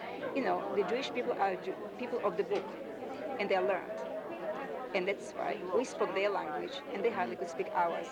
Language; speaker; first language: English; non-native, fluent; Yiddish